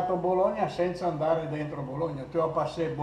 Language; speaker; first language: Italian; non-native, fluent; Albanian